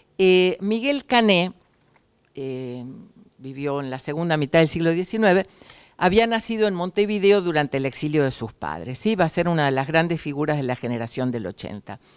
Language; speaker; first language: Spanish; native; Spanish